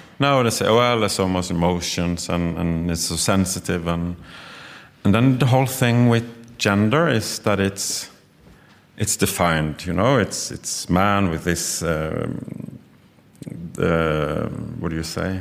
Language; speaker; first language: English; non-native, fluent; Norwegian